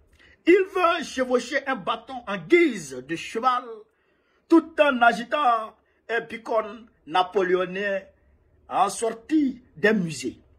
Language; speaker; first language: French; non-native, local second language; Bambara